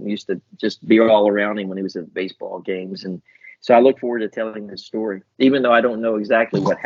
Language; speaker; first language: English; native; English